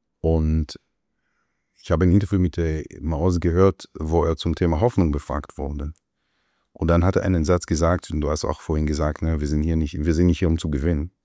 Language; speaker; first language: German; non-native, fluent; Hebrew